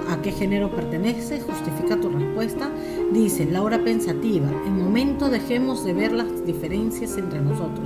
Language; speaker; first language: Spanish; native; Spanish